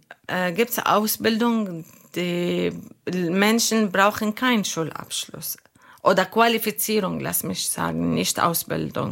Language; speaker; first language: German; non-native, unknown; Arabic